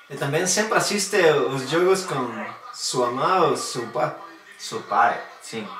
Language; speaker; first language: Portuguese; non-native, learner; Spanish